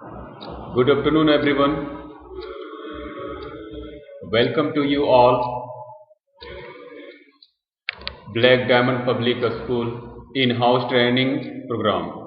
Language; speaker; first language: English; non-native, local second language; Hindi